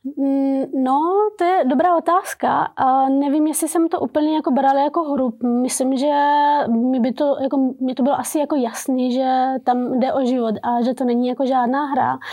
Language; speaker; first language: Czech; early bilingual, other home language; Persian